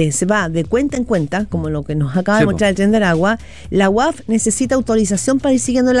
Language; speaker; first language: Spanish; native; Spanish